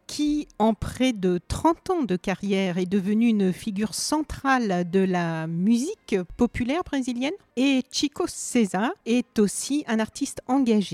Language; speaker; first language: French; native; French